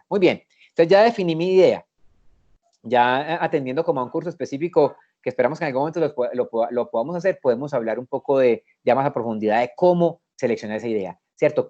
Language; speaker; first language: Spanish; native; Spanish